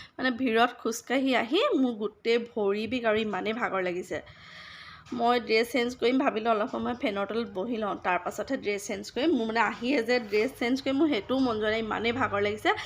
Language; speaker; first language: Assamese; native; Assamese